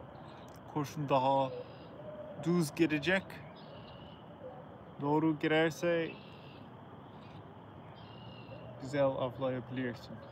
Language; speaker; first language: Turkish; non-native, learner; English